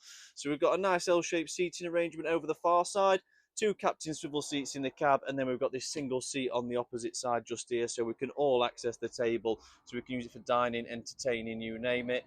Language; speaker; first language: English; native; English